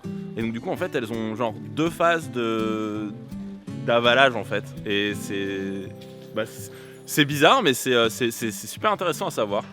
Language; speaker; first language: French; native; French